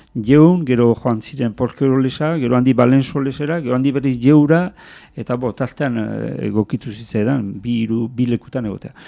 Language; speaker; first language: Basque; native; Basque